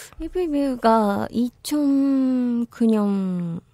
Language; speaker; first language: Korean; non-native, learner; Japanese